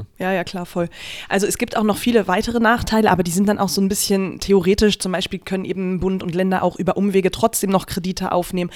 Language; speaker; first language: German; native; German